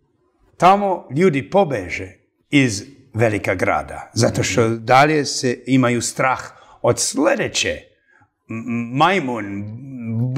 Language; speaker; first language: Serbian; early bilingual, heritage; English